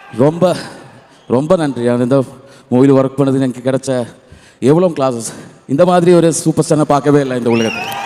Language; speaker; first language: Tamil; non-native, learner; Malayalam